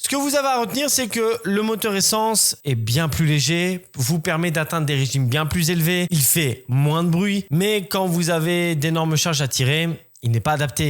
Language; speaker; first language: French; native; French